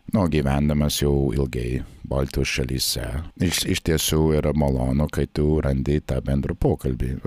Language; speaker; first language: Lithuanian; non-native, fluent; English